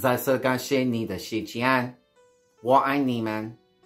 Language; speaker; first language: Chinese; non-native, learner; English